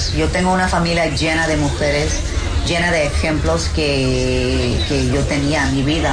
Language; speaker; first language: Spanish; early bilingual, heritage; English